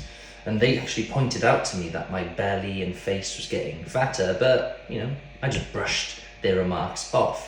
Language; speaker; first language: English; native; English